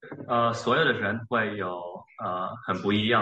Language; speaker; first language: Chinese; early bilingual, heritage; Chinese